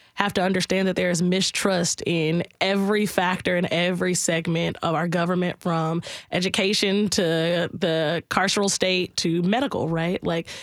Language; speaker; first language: English; native; English